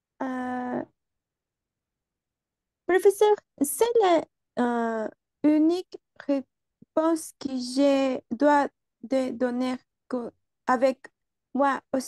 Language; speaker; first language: French; non-native, learner; Spanish